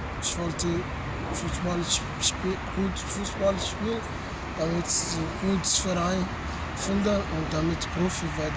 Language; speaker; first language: German; non-native, learner; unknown